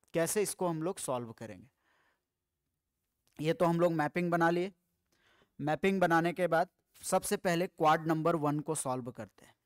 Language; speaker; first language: Hindi; native; Hindi